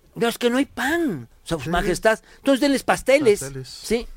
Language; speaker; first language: Spanish; native; Spanish